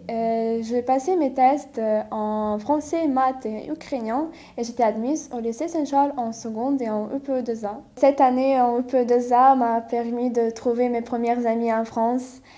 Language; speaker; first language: French; non-native, fluent; Ukrainian